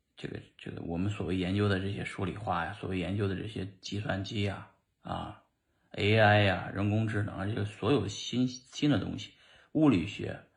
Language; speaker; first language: Chinese; native; Chinese